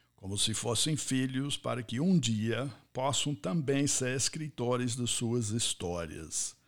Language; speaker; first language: Portuguese; non-native, fluent; English